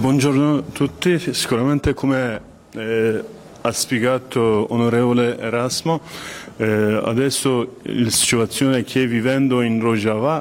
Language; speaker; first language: Italian; non-native, fluent; Kurdish